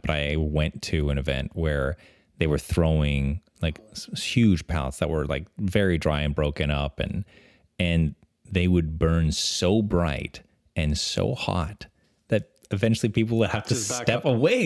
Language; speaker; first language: English; early bilingual, other home language; French